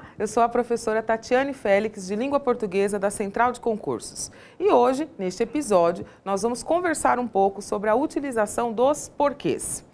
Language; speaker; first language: Portuguese; native; Portuguese